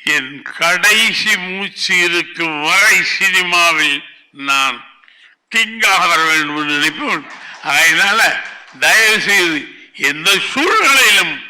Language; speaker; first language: Tamil; native; Tamil